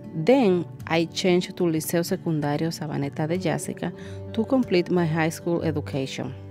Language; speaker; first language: English; non-native, fluent; Spanish